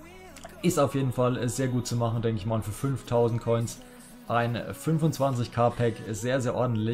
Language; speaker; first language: German; native; German